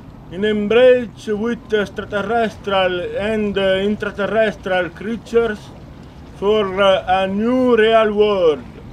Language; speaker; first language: English; non-native, learner; Italian